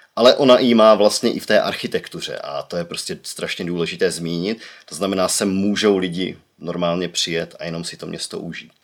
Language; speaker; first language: Czech; native; Czech